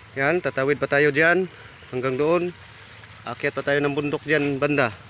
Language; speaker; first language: Filipino; non-native, local second language; Cebuano